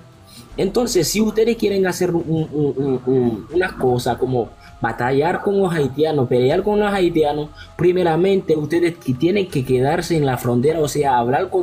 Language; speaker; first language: Spanish; non-native, local second language; Haitian Creole